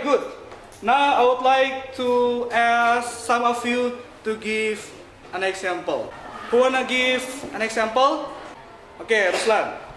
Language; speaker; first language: English; non-native, fluent; Indonesian